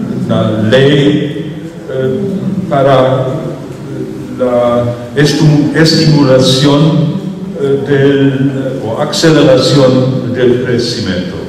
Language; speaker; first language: Spanish; non-native, fluent; German